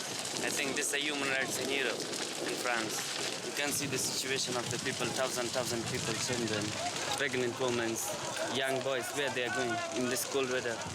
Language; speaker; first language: English; non-native, fluent; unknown